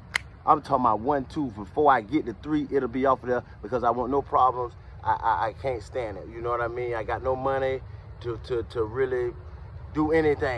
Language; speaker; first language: English; native; English